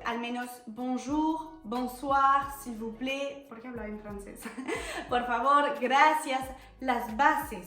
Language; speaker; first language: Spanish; non-native, fluent; French